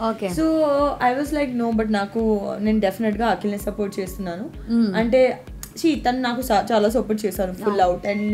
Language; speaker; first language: Telugu; non-native, learner; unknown